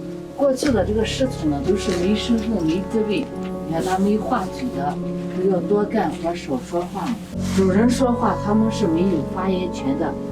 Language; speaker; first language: Chinese; native; Chinese